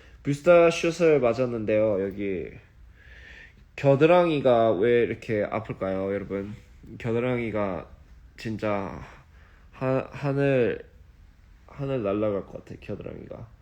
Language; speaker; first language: Korean; early bilingual, heritage; English